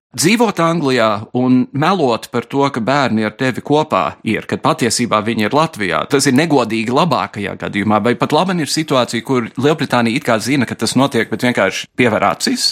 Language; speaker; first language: Latvian; early bilingual, heritage; Latvian